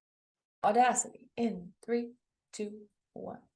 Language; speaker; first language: English; native; English